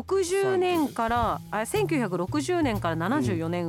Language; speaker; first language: Japanese; native; Japanese